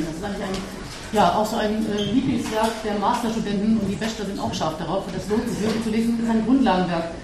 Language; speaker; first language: German; native; German